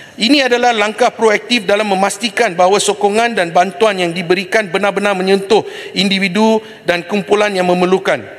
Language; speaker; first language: Malay; non-native, local second language; Tamil